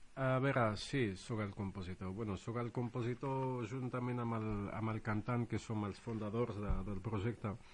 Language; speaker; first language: Catalan; non-native, fluent; Arabic